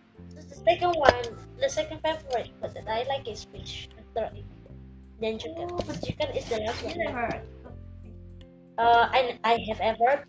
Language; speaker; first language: English; non-native, learner; Indonesian